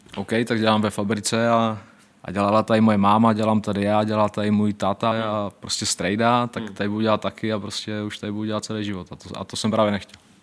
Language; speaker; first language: Czech; early bilingual, other home language; Ukrainian